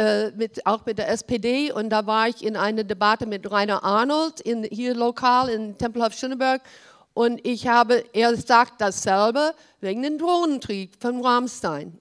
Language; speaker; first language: German; early bilingual, heritage; German